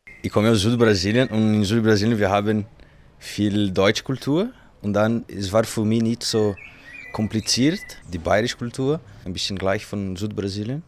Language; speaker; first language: German; non-native, learner; Portuguese